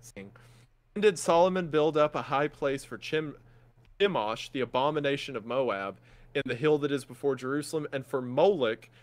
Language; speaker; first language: English; native; English